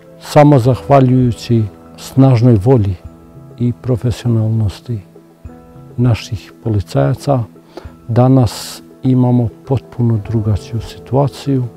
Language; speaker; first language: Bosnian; non-native, local second language; Albanian